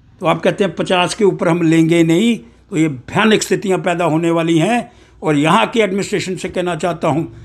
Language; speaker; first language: Hindi; non-native, local second language; Dogri